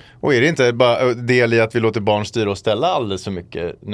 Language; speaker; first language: Swedish; native; Swedish